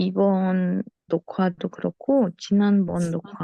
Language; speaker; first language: Korean; non-native, local second language; Russian